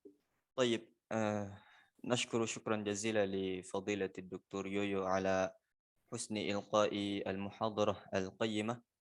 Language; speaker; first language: Arabic; non-native, fluent; Indonesian